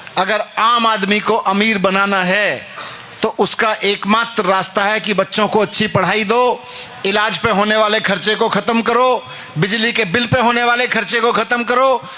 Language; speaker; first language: Hindi; native; Hindi